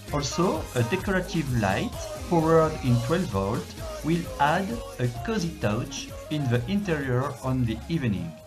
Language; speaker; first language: English; non-native, fluent; French